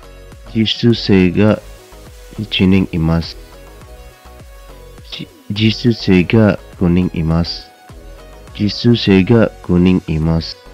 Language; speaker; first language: Japanese; non-native, fluent; Indonesian